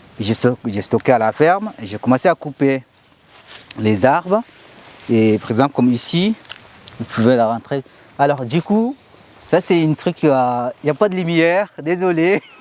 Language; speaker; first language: French; non-native, learner; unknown